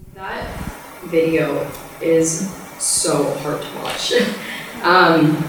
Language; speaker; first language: English; early bilingual, other home language; Spanish